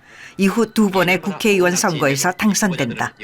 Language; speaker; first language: Korean; native; Korean